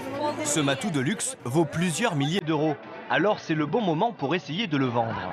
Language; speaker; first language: French; native; French